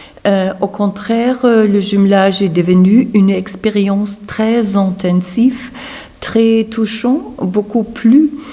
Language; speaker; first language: French; non-native, fluent; German